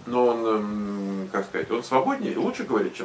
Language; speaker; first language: Russian; native; Russian